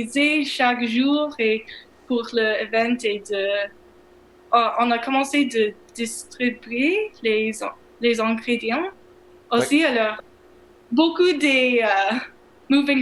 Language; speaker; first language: French; non-native, learner; English